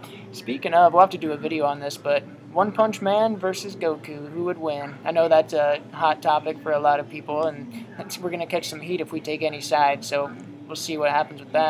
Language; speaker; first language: English; native; English